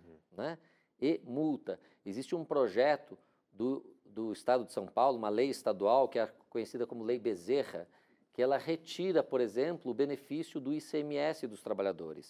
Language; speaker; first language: Portuguese; native; Portuguese